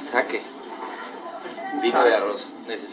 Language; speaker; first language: Spanish; native; Spanish